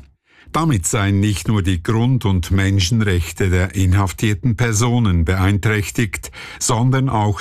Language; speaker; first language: German; native; German